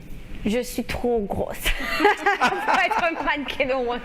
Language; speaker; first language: French; non-native, local second language; Haitian Creole